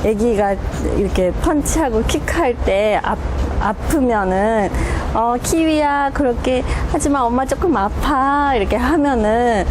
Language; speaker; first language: Korean; non-native, fluent; English